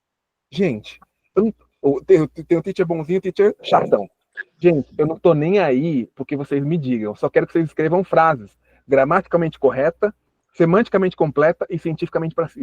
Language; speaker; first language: Portuguese; native; Portuguese